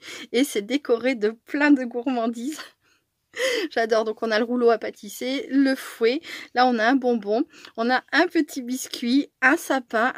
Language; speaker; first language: French; native; French